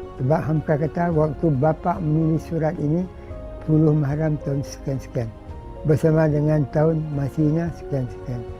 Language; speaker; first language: Malay; native; Malay